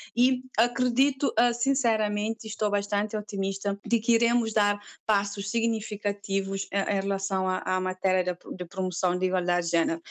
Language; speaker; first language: Portuguese; non-native, local second language; Kabuverdianu